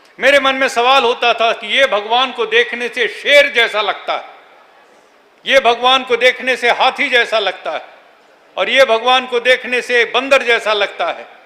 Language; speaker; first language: Hindi; non-native, local second language; Telugu